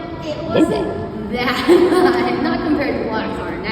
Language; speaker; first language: English; native; English